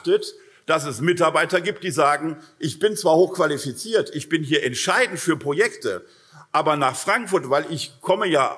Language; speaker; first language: German; native; German